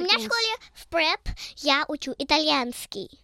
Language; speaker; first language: Russian; early bilingual, heritage; Russian